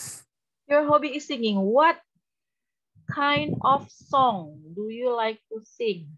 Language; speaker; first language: English; non-native, fluent; Indonesian